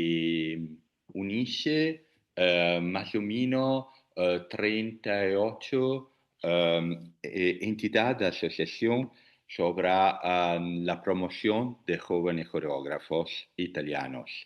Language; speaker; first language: Spanish; non-native, learner; Italian